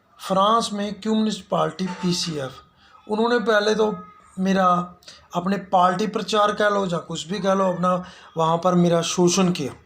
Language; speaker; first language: Hindi; non-native, local second language; Punjabi